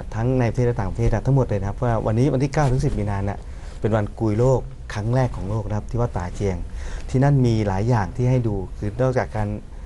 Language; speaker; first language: Thai; non-native, local second language; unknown